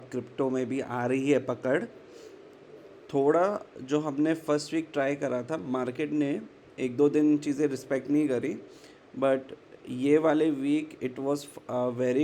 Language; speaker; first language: Hindi; native; Hindi